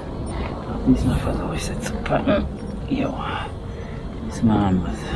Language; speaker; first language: German; native; German